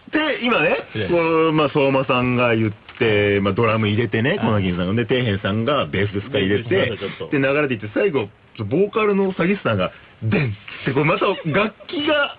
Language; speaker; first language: Japanese; native; Japanese